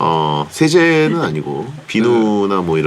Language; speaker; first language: Korean; native; Korean